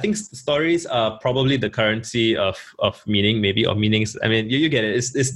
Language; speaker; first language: English; native; English